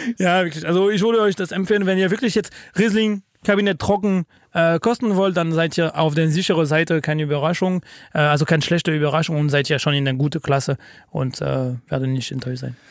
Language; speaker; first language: German; non-native, fluent; French